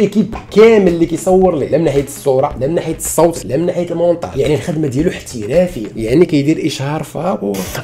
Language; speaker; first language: Arabic; native; Arabic